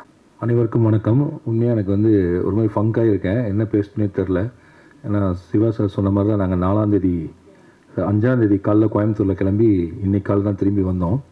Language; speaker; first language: Tamil; native; Tamil